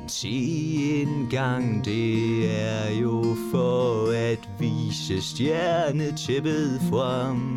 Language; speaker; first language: Danish; native; Danish